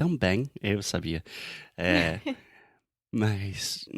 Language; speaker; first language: Portuguese; non-native, fluent; English